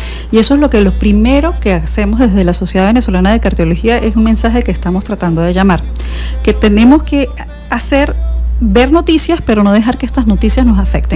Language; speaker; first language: Spanish; native; Spanish